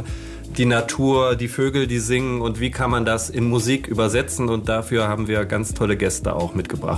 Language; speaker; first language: German; native; German